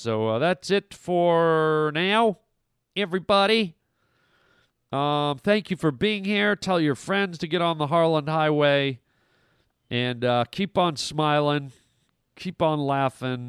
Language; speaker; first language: English; native; English